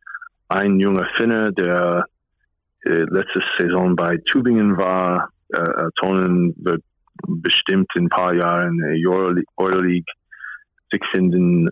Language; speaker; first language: German; non-native, fluent; English